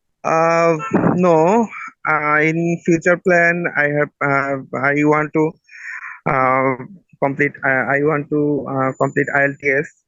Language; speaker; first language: English; non-native, learner; Bangla